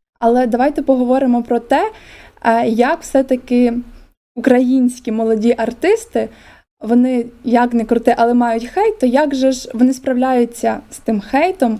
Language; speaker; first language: Ukrainian; native; Ukrainian